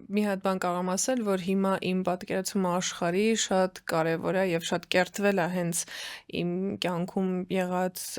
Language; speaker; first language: Armenian; early bilingual, heritage; Armenian